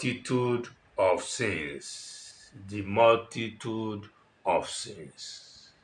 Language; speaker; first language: English; non-native, local second language; Yoruba